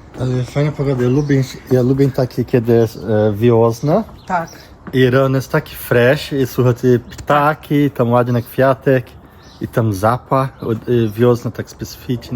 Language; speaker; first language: Polish; non-native, learner; Portuguese